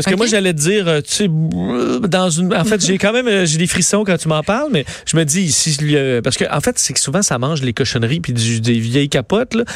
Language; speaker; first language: French; native; French